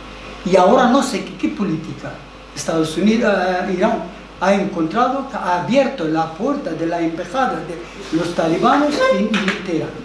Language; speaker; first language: Spanish; non-native, learner; Persian